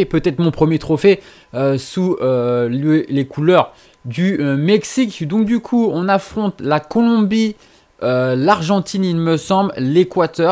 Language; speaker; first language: French; native; French